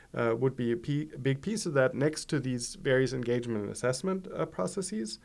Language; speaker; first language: English; non-native, fluent; German